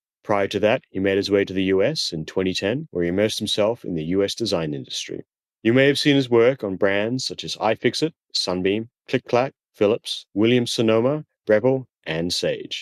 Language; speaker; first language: English; native; English